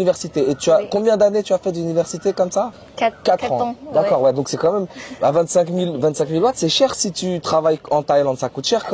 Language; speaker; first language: French; native; French